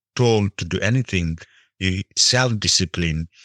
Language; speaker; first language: English; non-native, local second language; Nepali